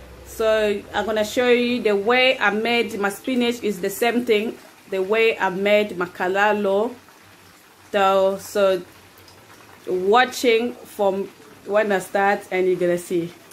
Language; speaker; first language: English; non-native, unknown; Lingala